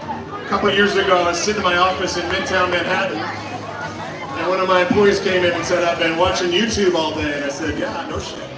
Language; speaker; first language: English; native; English